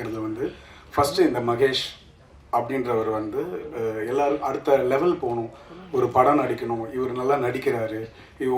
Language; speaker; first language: Tamil; native; Tamil